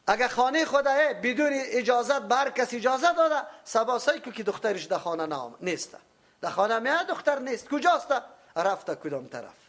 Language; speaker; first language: Persian; native; Persian